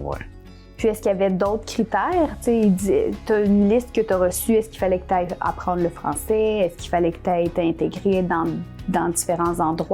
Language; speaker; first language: French; native; French